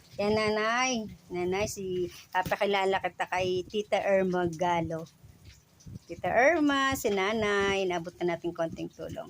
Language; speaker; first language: Filipino; non-native, local second language; Bikol